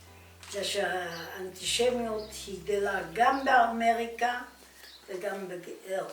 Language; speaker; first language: Hebrew; non-native, fluent; German